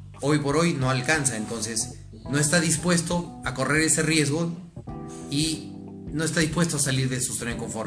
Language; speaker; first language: Spanish; native; Spanish